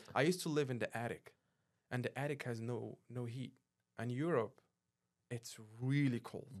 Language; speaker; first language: English; non-native, fluent; Arabic